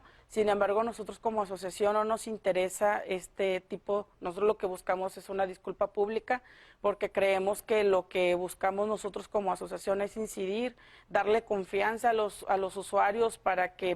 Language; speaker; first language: Spanish; native; Spanish